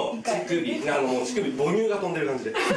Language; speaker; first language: Japanese; native; Japanese